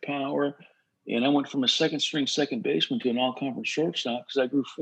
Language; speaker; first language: English; native; English